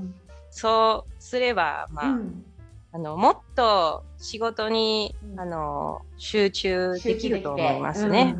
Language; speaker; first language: Japanese; non-native, fluent; Spanish